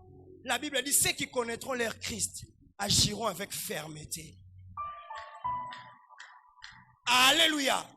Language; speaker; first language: French; non-native, local second language; Lingala